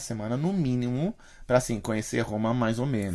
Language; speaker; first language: Portuguese; native; Portuguese